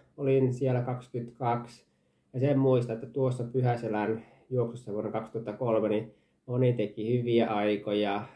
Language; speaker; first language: Finnish; early bilingual, heritage; Finnish